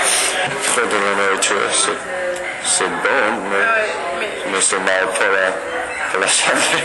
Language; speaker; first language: French; non-native, learner; English